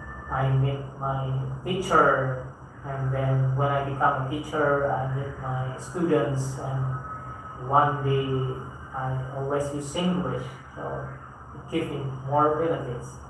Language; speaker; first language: English; non-native, fluent; Indonesian